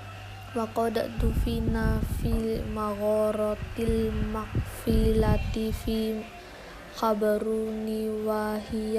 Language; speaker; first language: Arabic; non-native, learner; Indonesian